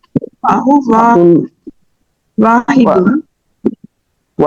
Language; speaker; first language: Arabic; non-native, learner; Tamil